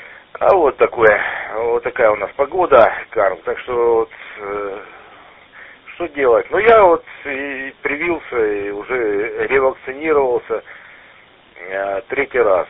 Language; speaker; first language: Russian; native; Russian